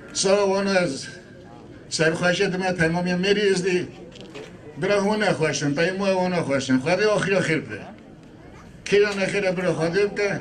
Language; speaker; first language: Armenian; non-native, local second language; Kurdish